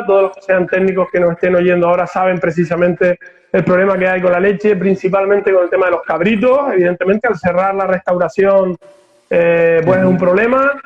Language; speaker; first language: Spanish; native; Spanish